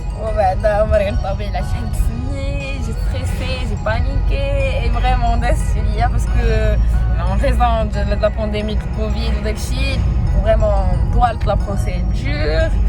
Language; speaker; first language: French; non-native, local second language; Arabic